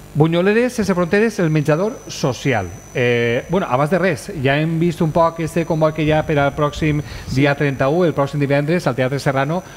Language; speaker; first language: Catalan; native; Catalan